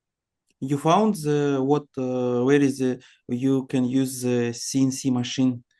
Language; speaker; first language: English; non-native, learner; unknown